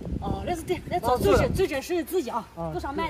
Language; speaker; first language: Chinese; native; Chinese